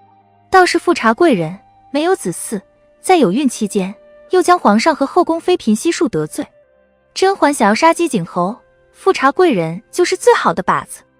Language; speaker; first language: Chinese; native; Chinese